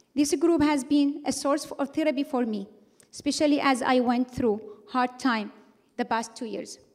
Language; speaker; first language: English; non-native, fluent; Arabic